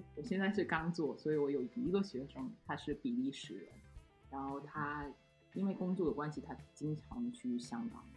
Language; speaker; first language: Chinese; non-native, local second language; Cantonese